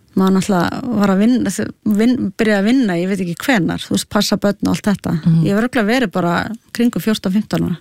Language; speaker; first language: Icelandic; native; Icelandic